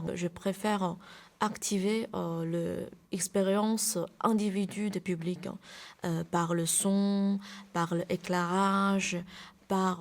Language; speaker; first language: French; non-native, fluent; Chinese